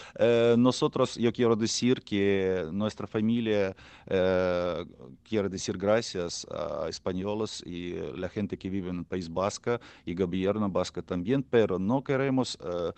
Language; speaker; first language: Spanish; non-native, learner; Ukrainian